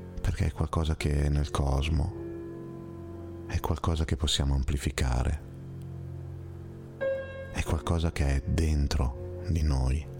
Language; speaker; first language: Italian; native; Italian